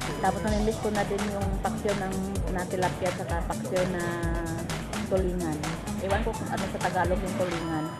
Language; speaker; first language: Filipino; non-native, local second language; Cebuano